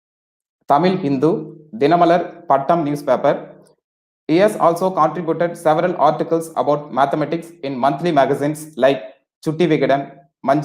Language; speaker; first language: English; non-native, local second language; Tamil